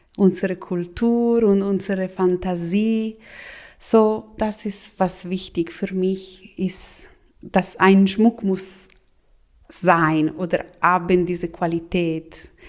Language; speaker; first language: German; non-native, local second language; Italian